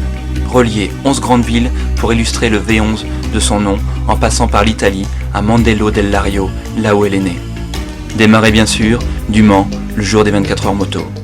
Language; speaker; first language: French; native; French